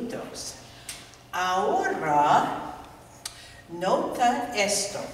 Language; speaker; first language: Spanish; non-native, fluent; English